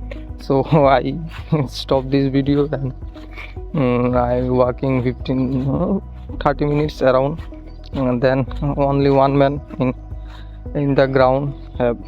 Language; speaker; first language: English; non-native, learner; Hindi